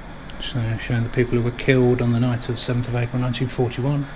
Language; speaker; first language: English; native; English